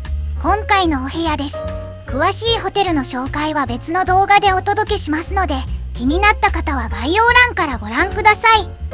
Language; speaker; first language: Japanese; native; Japanese